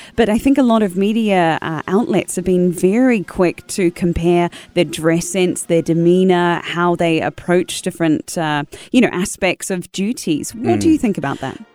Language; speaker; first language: English; native; English